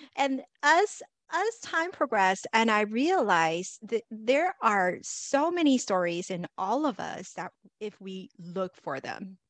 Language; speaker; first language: English; native; English